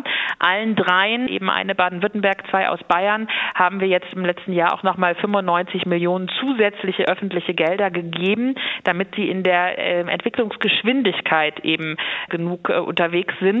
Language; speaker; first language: German; native; German